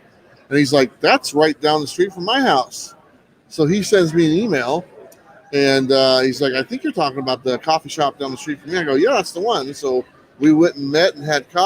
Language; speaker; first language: English; native; English